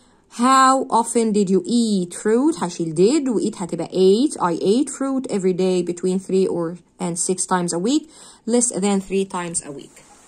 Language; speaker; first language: English; non-native, fluent; Arabic